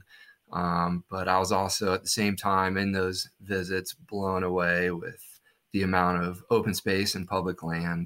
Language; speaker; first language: English; native; English